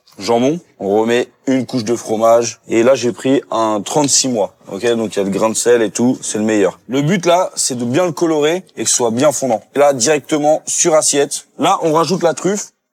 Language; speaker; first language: French; native; French